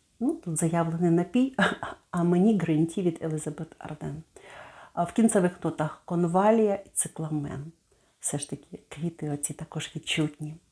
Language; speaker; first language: Ukrainian; native; Ukrainian